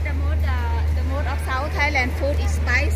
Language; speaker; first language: English; non-native, learner; Thai